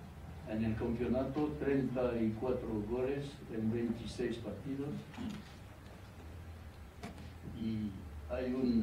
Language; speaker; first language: Spanish; non-native, fluent; French